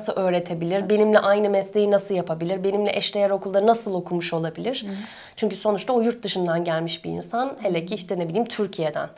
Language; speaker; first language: Turkish; native; Turkish